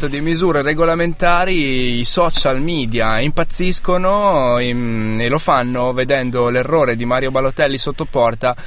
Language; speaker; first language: Italian; native; Italian